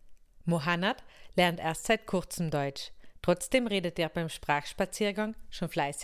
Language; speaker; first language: German; native; German